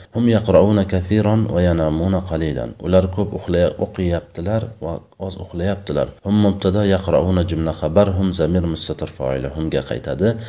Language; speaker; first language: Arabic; non-native, fluent; Uzbek